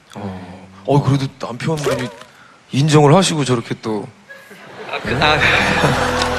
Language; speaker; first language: Korean; native; Korean